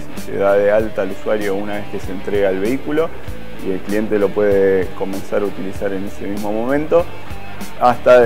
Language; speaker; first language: Spanish; native; Spanish